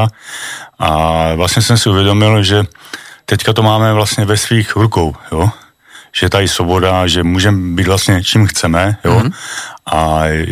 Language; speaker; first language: Czech; native; Czech